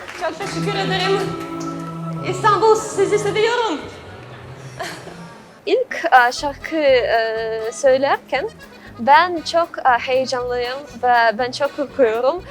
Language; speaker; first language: Turkish; non-native, learner; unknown